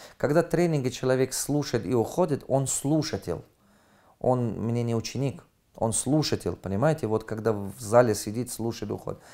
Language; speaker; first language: Russian; non-native, fluent; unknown